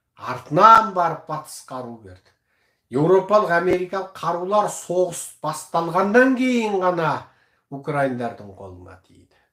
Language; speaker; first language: Kazakh; early bilingual, heritage; Kazakh